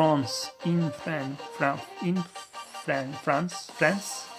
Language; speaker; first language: French; non-native, learner; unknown